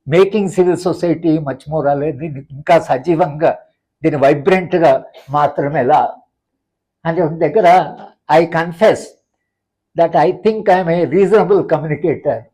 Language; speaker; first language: English; non-native, local second language; Telugu